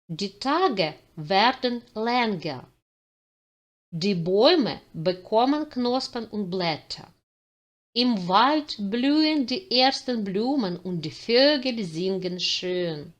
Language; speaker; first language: German; non-native, fluent; Ukrainian